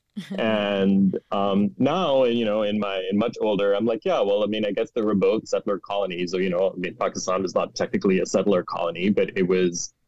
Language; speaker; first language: English; non-native, local second language; Urdu